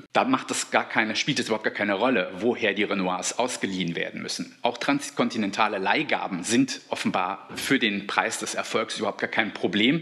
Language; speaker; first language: German; native; German